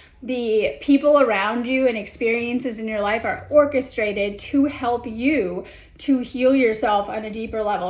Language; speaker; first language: English; native; English